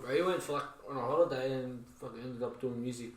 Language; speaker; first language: English; native; English